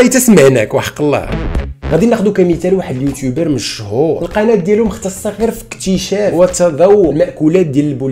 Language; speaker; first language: Arabic; native; Arabic